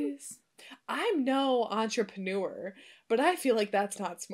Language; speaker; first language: English; native; English